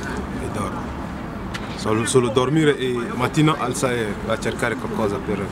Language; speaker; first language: Italian; non-native, learner; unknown